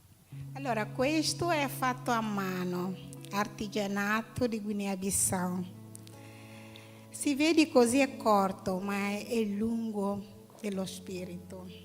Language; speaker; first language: Italian; non-native, learner; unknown